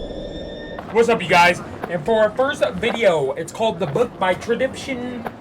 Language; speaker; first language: English; native; English